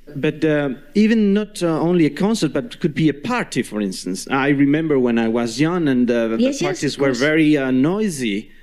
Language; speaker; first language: English; non-native, fluent; Spanish